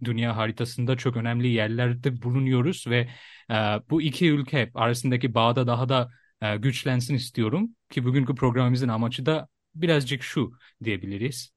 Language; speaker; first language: Turkish; non-native, fluent; Bangla